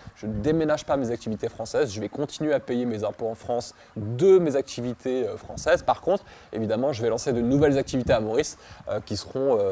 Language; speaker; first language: French; native; French